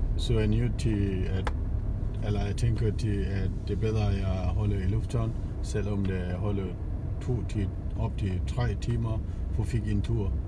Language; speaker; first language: Danish; non-native, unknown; Achinese